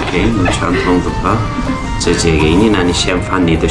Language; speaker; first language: Chinese; non-native, fluent; Turkish